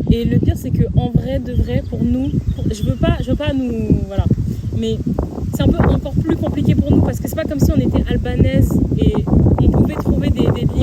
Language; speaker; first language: French; native; French